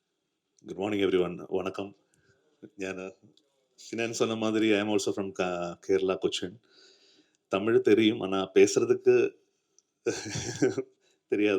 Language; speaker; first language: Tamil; non-native, learner; Malayalam